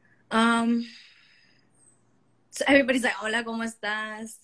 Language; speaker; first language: Spanish; early bilingual, heritage; Spanish